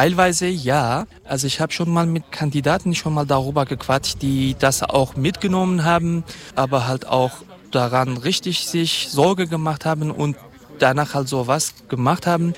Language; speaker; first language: German; non-native, fluent; Kurdish